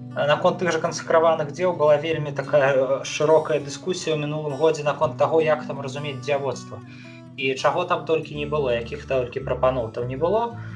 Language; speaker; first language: Belarusian; native; Belarusian